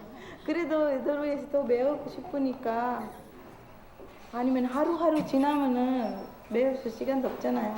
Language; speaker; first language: Korean; non-native, learner; Sinhala